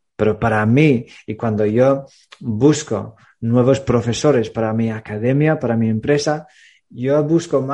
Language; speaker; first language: Spanish; non-native, fluent; English